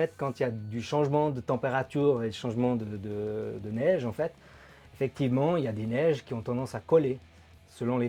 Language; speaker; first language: French; native; French